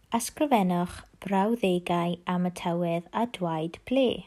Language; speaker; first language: Welsh; non-native, learner; English